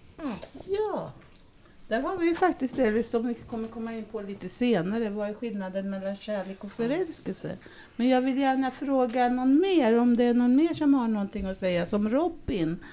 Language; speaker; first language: Swedish; early bilingual, other home language; Spanish